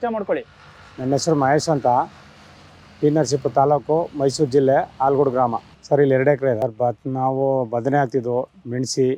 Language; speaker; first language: Kannada; native; Kannada